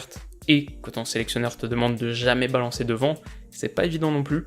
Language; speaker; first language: French; native; French